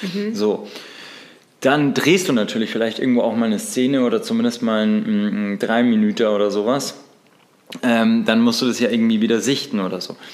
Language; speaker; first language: German; native; German